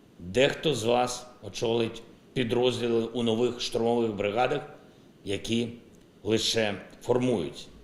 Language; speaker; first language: Ukrainian; non-native, local second language; Russian